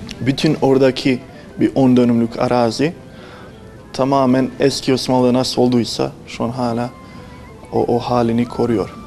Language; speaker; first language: Turkish; non-native, fluent; Bosnian